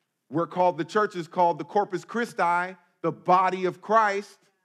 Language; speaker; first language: English; native; English